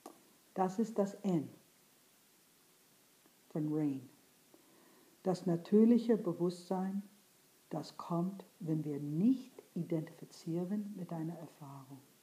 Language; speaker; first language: German; non-native, fluent; English